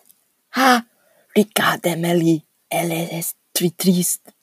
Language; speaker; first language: French; non-native, learner; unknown